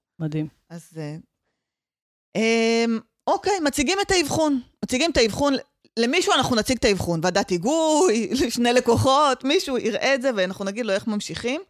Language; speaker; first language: Hebrew; native; Hebrew